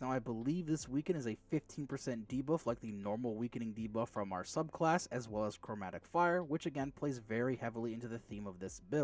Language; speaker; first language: English; native; English